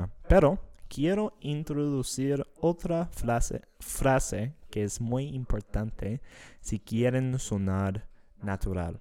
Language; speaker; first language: Spanish; non-native, fluent; English